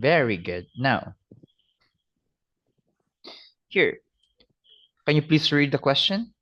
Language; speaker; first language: English; non-native, fluent; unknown